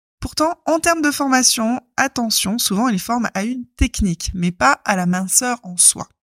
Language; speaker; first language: French; native; French